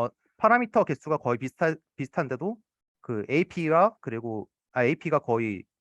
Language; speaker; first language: Korean; native; Korean